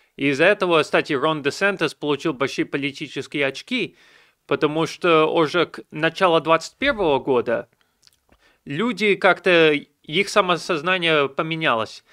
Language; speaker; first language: Russian; early bilingual, heritage; Russian